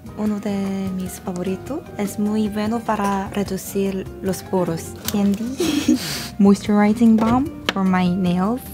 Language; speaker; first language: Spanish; non-native, learner; Korean